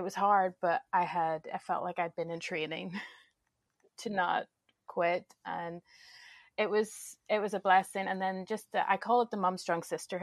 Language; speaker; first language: English; native; English